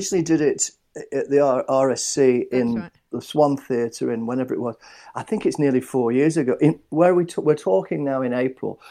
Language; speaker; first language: English; native; English